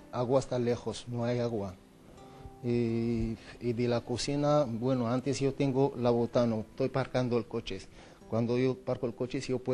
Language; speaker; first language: Spanish; non-native, learner; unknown